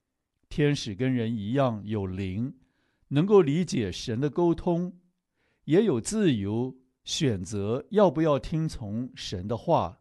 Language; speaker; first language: Chinese; native; Chinese